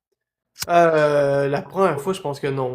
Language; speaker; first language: French; native; French